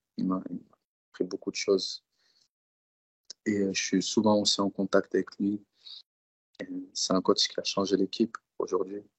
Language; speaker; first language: French; early bilingual, other home language; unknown